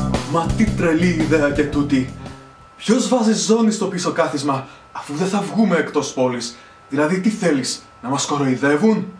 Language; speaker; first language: Greek; native; Greek